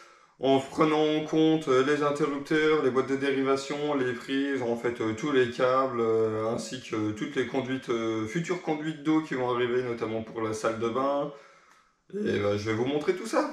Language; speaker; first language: French; native; French